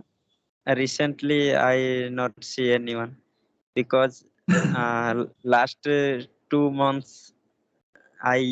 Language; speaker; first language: English; non-native, learner; Hindi